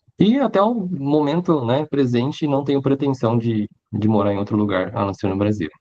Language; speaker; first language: Portuguese; early bilingual, other home language; Chinese